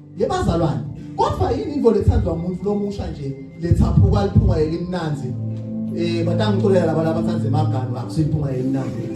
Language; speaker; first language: Zulu; non-native, local second language; Swati